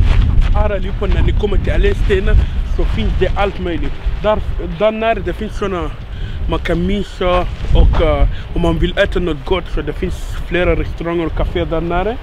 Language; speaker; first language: Swedish; non-native, fluent; Arabic